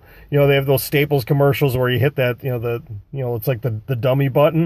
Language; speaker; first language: English; native; English